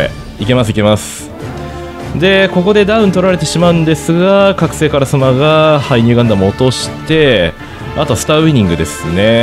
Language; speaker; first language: Japanese; native; Japanese